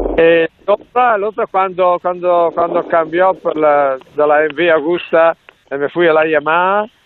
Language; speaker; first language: Spanish; non-native, learner; Italian